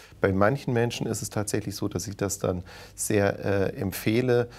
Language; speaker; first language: German; native; German